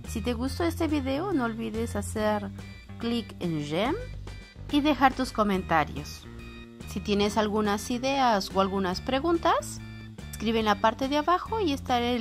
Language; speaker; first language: Spanish; non-native, fluent; French